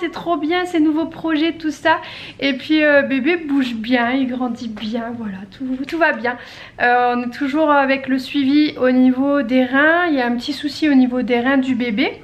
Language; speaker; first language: French; native; French